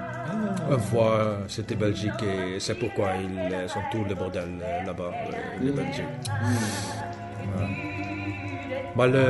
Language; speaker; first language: French; non-native, learner; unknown